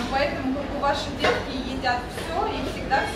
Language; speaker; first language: Russian; native; Russian